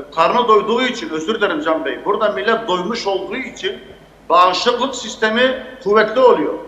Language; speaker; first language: Turkish; native; Turkish